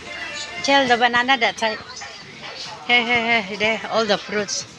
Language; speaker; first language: English; non-native, local second language; Filipino